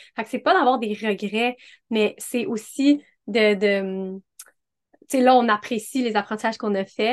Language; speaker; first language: French; native; French